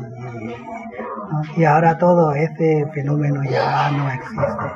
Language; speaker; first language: Spanish; non-native, fluent; Chinese